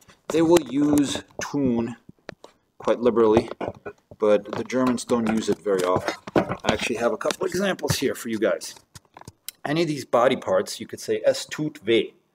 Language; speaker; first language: English; native; English